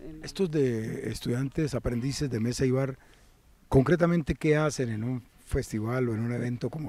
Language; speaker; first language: Spanish; native; Spanish